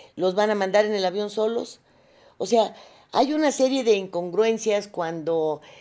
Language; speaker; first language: Spanish; native; Spanish